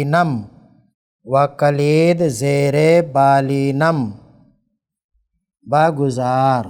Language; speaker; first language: Persian; non-native, fluent; Urdu